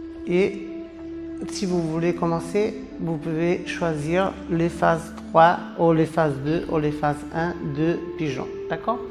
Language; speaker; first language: French; non-native, fluent; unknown